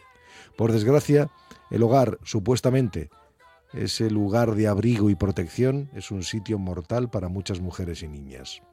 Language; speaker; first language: Spanish; native; Spanish